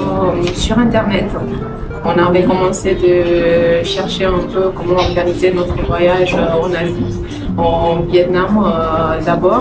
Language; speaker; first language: French; non-native, fluent; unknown